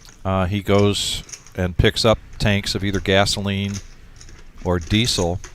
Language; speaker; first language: English; native; English